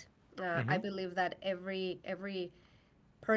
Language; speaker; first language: English; non-native, fluent; Spanish